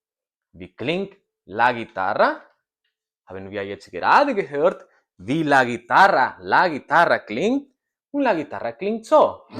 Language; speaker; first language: German; non-native, learner; Spanish